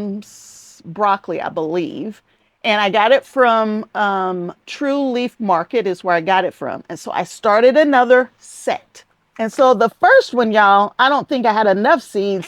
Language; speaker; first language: English; native; English